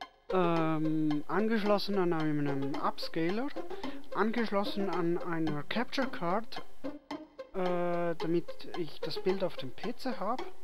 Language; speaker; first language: German; native; German